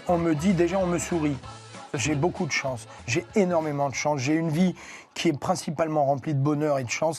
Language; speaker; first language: French; native; French